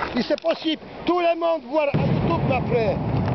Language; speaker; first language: French; non-native, learner; Polish